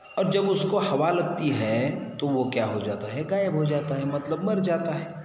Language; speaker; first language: Hindi; non-native, local second language; Marathi